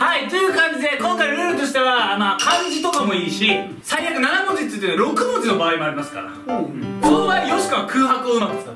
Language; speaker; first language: Japanese; native; Japanese